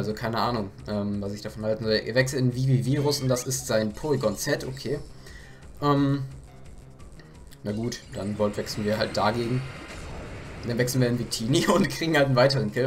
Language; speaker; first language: German; native; German